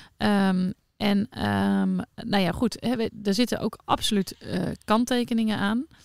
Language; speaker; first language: Dutch; native; Dutch